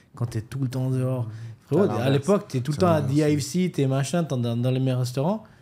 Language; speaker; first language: French; native; French